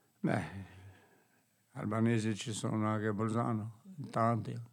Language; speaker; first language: Italian; non-native, learner; Albanian